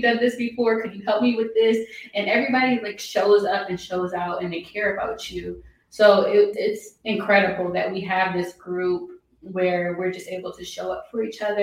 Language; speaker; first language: English; native; English